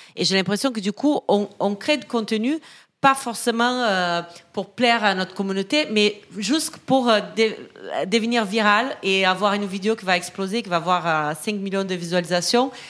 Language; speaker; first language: French; non-native, fluent; Portuguese